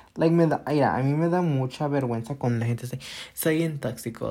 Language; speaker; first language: Spanish; early bilingual, heritage; Spanish